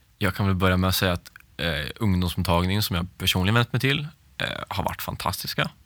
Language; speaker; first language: Swedish; native; Swedish